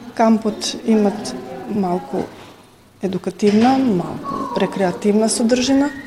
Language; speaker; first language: Macedonian; early bilingual, heritage; Macedonian